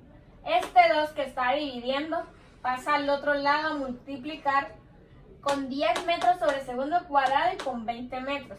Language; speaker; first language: Spanish; native; Spanish